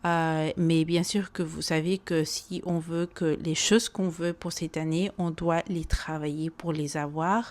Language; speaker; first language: French; non-native, fluent; Spanish